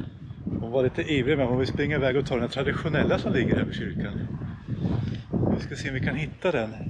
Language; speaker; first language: Swedish; native; Swedish